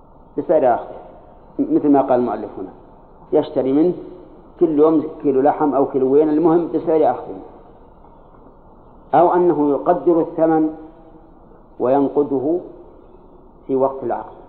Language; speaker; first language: Arabic; native; Arabic